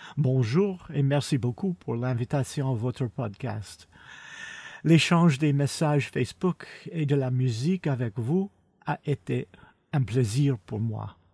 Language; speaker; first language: French; non-native, learner; English